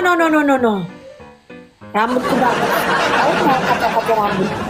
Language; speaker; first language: Indonesian; native; Indonesian